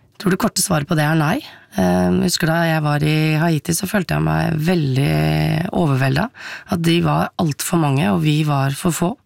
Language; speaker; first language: Norwegian; native; Norwegian